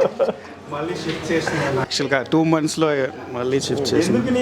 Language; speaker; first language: Telugu; non-native, learner; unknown